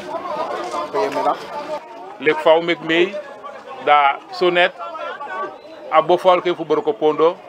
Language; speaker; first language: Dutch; non-native, local second language; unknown